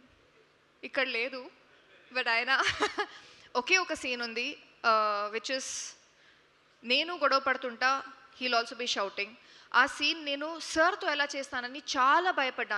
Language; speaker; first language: Telugu; non-native, local second language; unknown